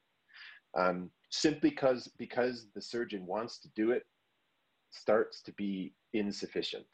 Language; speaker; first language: English; native; English